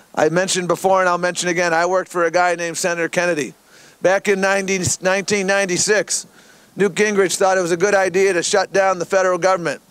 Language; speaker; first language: English; native; English